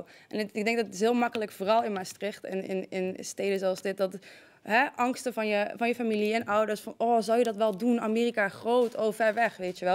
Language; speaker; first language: Dutch; native; Dutch